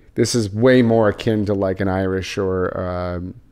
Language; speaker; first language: English; native; English